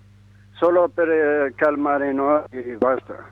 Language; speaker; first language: Italian; non-native, learner; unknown